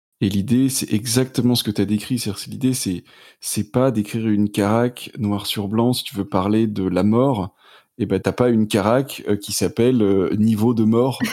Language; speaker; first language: French; native; French